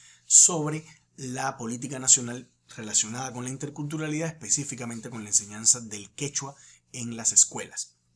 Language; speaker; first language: Spanish; native; Spanish